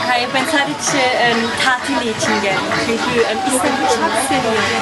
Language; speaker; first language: Turkish; non-native, learner; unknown